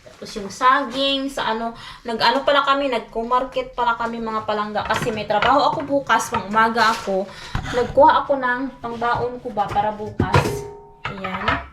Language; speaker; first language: Filipino; non-native, local second language; Cebuano